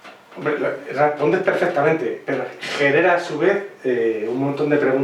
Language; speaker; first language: Spanish; native; Spanish